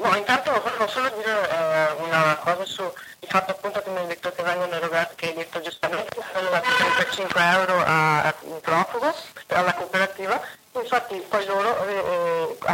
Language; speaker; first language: Italian; native; Italian